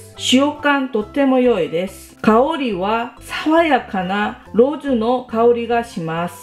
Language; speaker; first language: Japanese; non-native, fluent; Korean